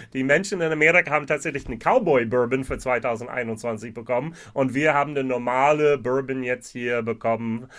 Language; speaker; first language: German; non-native, fluent; English